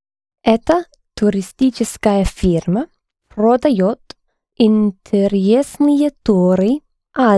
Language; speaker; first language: Russian; non-native, learner; English